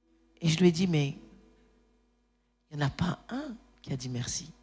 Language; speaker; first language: French; native; French